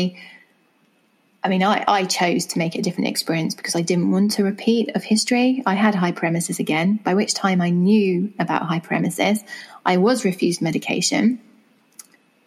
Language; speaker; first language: English; native; English